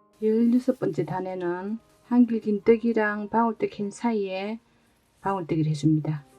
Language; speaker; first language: Korean; native; Korean